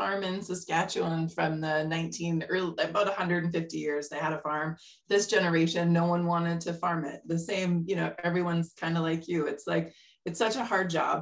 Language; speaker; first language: English; native; English